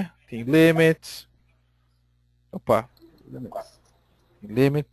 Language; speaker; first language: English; non-native, fluent; Portuguese